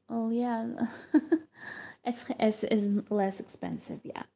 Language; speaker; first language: English; non-native, fluent; Hebrew